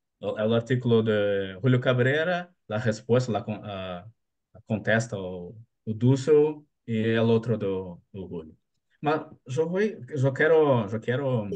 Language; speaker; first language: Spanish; non-native, learner; Portuguese